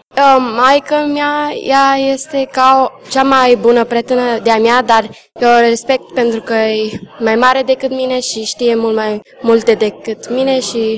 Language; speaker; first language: Romanian; early bilingual, heritage; Romanian